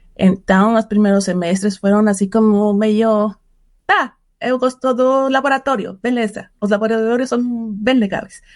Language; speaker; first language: Portuguese; non-native, fluent; Spanish